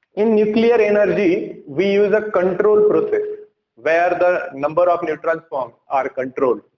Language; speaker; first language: English; non-native, local second language; Marathi